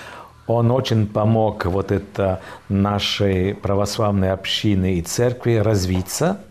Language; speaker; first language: Russian; early bilingual, heritage; French